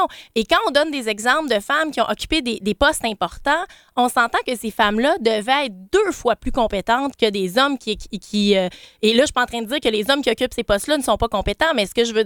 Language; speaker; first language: French; native; French